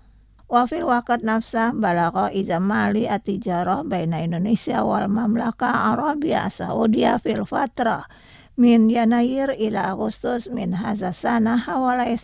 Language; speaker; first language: Arabic; non-native, fluent; Indonesian